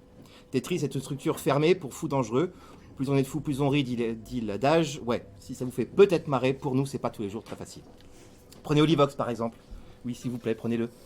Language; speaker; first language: French; native; French